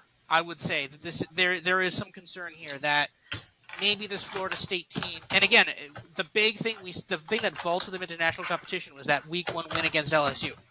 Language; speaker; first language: English; native; English